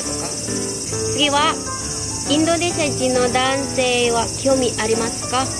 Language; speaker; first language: Japanese; non-native, fluent; Indonesian